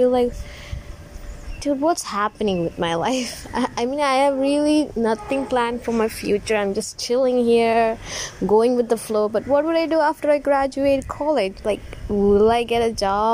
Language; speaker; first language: English; non-native, local second language; Tamil